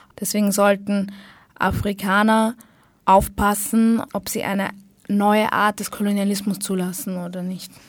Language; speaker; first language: German; early bilingual, other home language; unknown